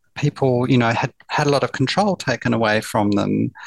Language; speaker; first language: English; native; English